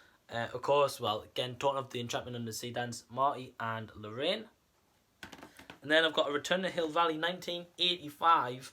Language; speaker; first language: English; native; English